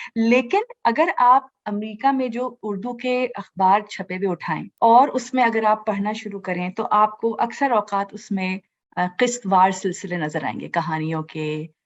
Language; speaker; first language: Urdu; native; Urdu